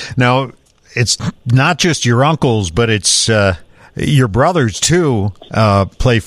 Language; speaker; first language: English; native; English